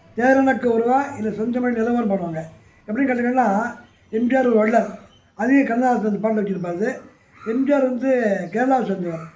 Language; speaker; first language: Tamil; native; Tamil